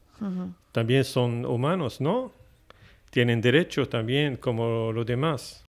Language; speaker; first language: Spanish; non-native, fluent; Arabic